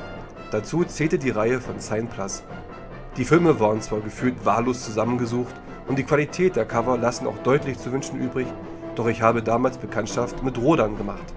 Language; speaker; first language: German; native; German